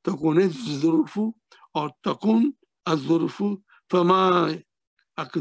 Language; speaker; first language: Arabic; non-native, fluent; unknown